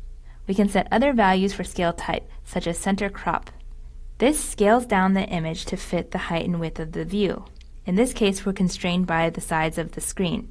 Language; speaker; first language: English; native; English